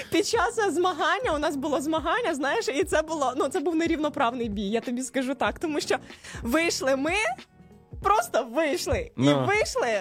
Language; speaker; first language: Ukrainian; native; Ukrainian